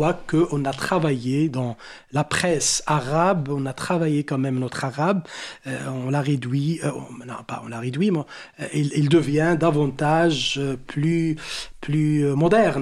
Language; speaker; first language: French; non-native, local second language; Arabic